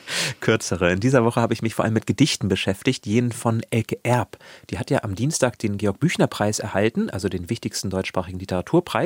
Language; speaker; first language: German; native; German